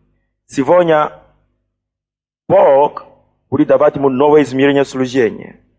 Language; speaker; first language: Russian; non-native, fluent; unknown